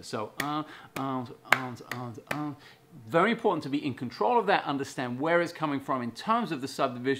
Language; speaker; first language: English; native; English